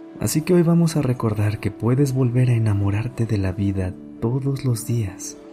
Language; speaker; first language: Spanish; native; Spanish